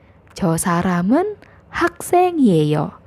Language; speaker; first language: Korean; non-native, fluent; Indonesian